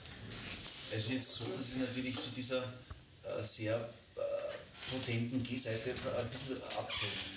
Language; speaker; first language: German; native; German